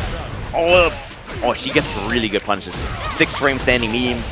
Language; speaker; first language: English; native; English